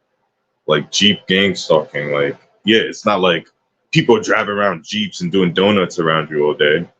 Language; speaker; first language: English; native; English